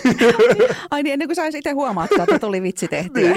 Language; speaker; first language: Finnish; native; Finnish